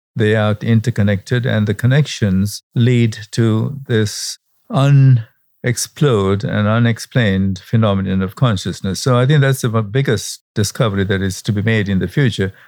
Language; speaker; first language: English; non-native, local second language; Sinhala